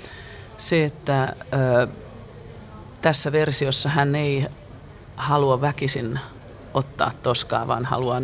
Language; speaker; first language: Finnish; native; Finnish